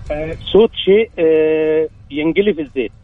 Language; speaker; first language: Arabic; native; Arabic